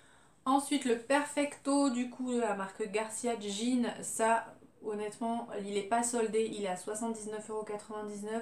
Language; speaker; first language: French; native; French